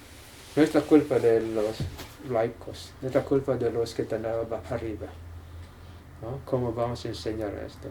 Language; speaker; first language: Spanish; non-native, learner; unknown